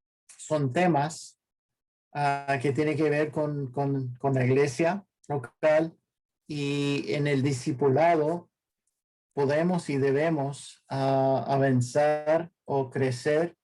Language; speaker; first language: Spanish; non-native, fluent; English